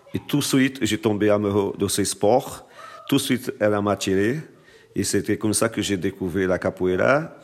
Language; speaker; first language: French; non-native, fluent; Portuguese